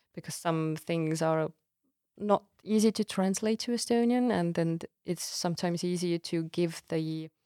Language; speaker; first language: English; non-native, fluent; Estonian